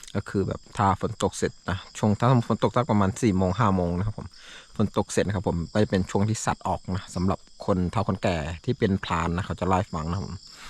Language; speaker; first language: Thai; non-native, local second language; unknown